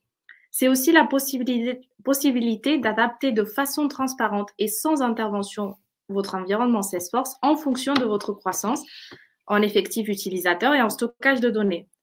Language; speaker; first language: French; native; French